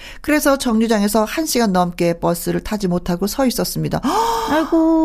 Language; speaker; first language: Korean; native; Korean